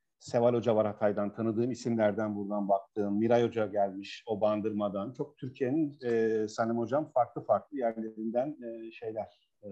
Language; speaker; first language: Turkish; native; Turkish